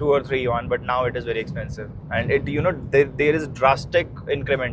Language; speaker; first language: English; non-native, local second language; Hindi